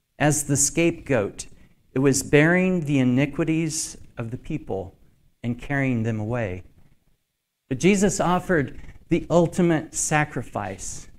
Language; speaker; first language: English; native; English